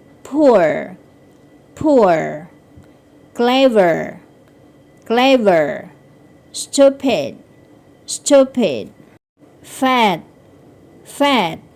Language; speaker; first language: English; non-native, fluent; Indonesian